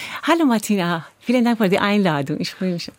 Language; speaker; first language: German; non-native, fluent; Persian